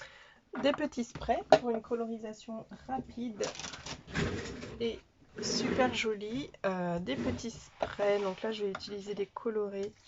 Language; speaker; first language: French; native; French